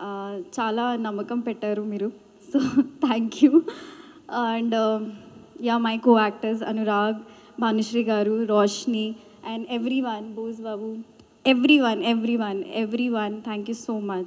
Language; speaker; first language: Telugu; non-native, local second language; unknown